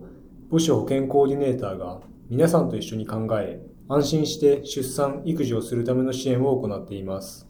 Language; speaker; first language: Japanese; native; Japanese